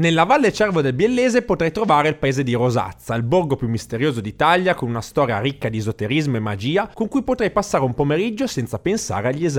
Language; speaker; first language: Italian; native; Italian